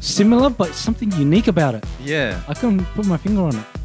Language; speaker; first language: English; native; English